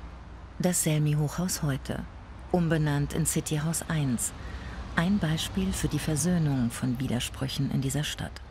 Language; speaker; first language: German; native; German